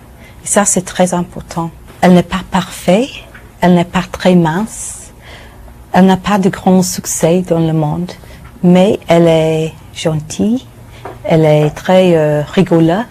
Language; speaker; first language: French; non-native, learner; English